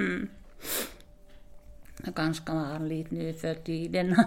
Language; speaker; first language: Swedish; non-native, fluent; Finnish